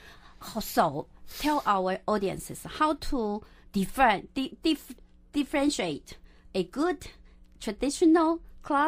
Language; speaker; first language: English; non-native, local second language; Chinese